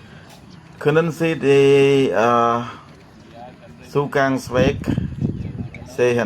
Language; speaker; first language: German; non-native, learner; Khmer